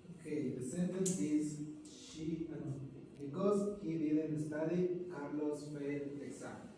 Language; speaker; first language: English; non-native, learner; Spanish